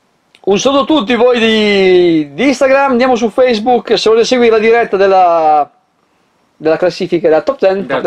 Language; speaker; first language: Italian; native; Italian